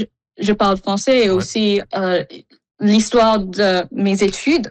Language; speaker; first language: French; non-native, fluent; Filipino